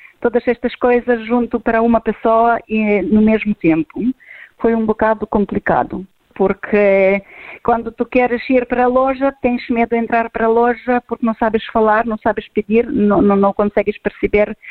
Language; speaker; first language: Portuguese; non-native, fluent; Ukrainian